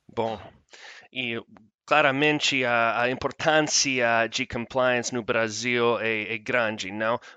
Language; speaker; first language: Portuguese; non-native, fluent; English